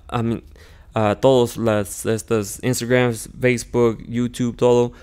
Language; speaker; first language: Spanish; early bilingual, heritage; Spanish